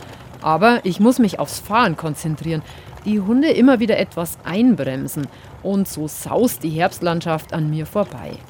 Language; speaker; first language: German; native; German